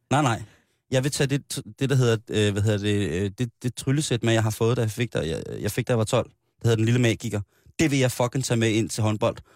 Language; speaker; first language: Danish; native; Danish